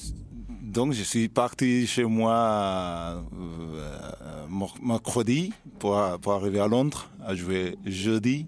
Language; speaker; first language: French; non-native, learner; Spanish